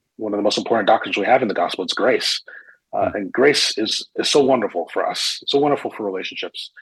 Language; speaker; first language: English; native; English